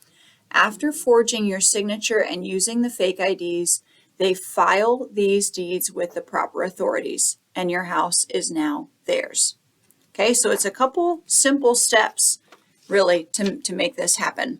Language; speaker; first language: English; native; English